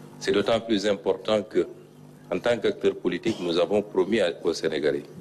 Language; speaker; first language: French; non-native, local second language; Wolof